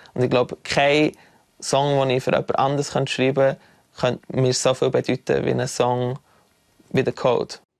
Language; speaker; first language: German; native; German